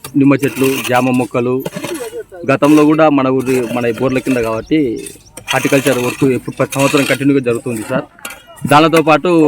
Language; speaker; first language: Telugu; native; Telugu